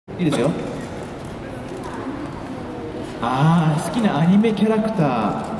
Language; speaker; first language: Japanese; non-native, fluent; Korean